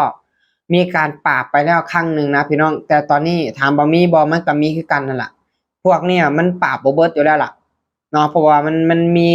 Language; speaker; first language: Thai; non-native, local second language; Lao